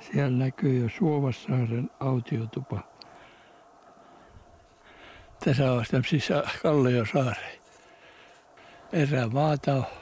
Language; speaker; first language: Finnish; native; Finnish